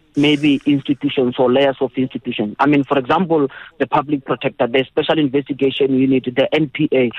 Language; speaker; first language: English; non-native, local second language; Northern Sotho